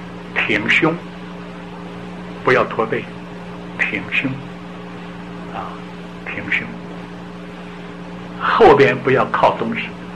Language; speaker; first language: Chinese; native; Chinese